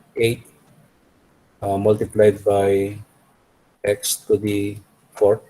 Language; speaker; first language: English; non-native, local second language; Filipino